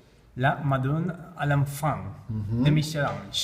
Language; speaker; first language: French; non-native, learner; Spanish